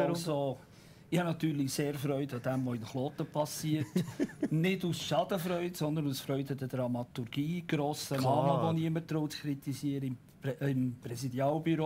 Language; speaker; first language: German; native; German